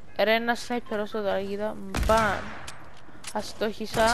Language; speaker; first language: Greek; native; Greek